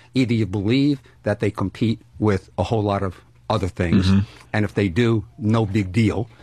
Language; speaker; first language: English; native; English